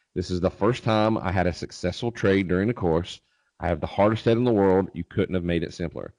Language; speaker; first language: English; native; English